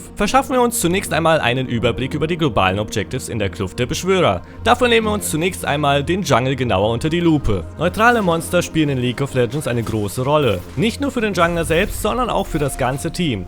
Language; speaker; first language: German; native; German